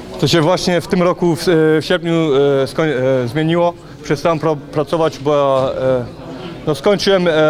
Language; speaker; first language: Polish; early bilingual, heritage; Polish